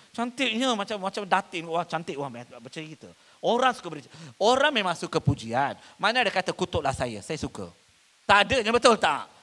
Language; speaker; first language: Malay; non-native, local second language; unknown